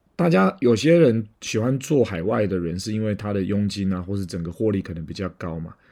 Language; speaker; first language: Chinese; native; Chinese